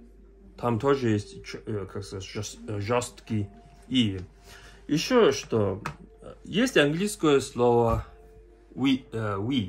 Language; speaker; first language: Russian; non-native, learner; Mongolian